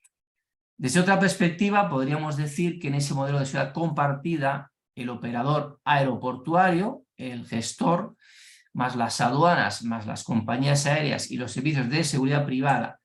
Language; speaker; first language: Spanish; native; Spanish